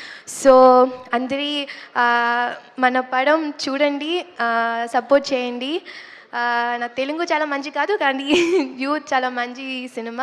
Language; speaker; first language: Telugu; non-native, learner; Malayalam